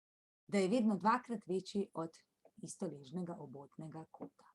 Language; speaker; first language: Slovenian; native; Slovenian